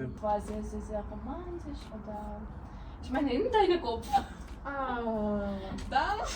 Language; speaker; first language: German; non-native, learner; Ukrainian